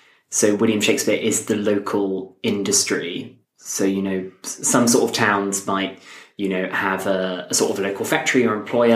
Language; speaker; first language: English; native; English